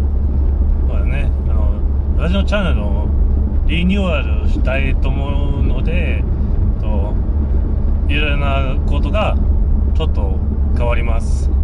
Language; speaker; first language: Japanese; non-native, fluent; English